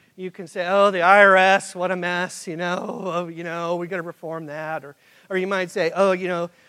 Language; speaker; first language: English; native; English